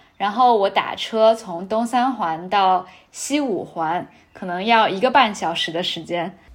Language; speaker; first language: Chinese; native; Chinese